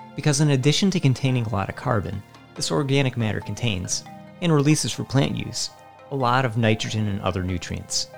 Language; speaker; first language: English; native; English